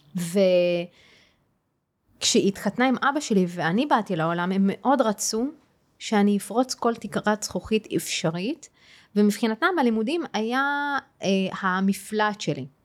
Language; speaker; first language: Hebrew; non-native, local second language; Arabic